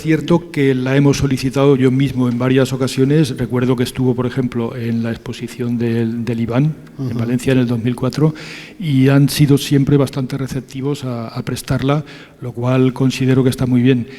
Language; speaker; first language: Spanish; native; Spanish